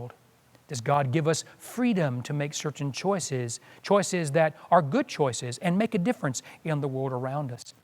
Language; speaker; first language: English; native; English